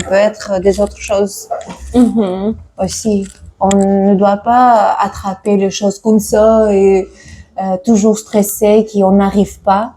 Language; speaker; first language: French; non-native, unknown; Tajik